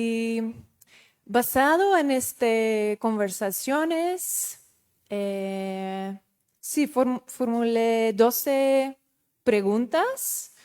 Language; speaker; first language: Spanish; non-native, fluent; Dutch